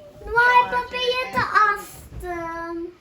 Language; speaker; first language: Turkish; early bilingual, heritage; Turkish